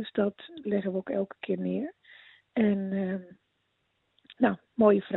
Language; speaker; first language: Dutch; native; Dutch